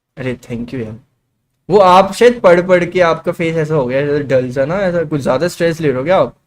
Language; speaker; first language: Hindi; native; Hindi